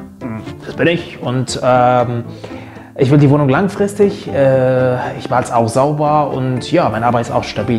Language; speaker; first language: German; non-native, fluent; Arabic